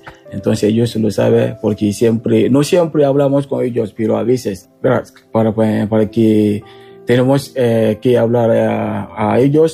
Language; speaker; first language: Spanish; non-native, learner; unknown